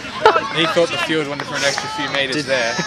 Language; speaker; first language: English; native; English